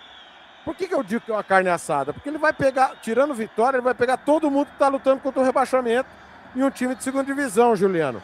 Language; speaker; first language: Portuguese; native; Portuguese